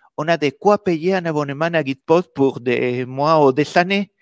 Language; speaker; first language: French; non-native, fluent; Spanish